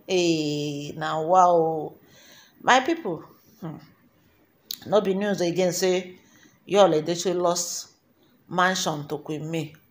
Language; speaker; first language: Nigerian Pidgin; native; Nigerian Pidgin